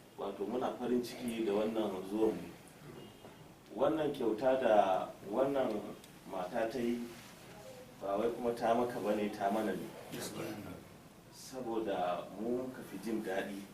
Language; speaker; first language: Hausa; native; Hausa